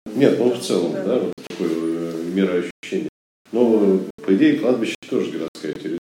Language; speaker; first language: Russian; native; Russian